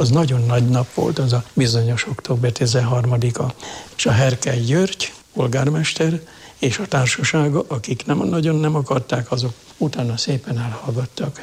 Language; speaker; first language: Hungarian; native; Hungarian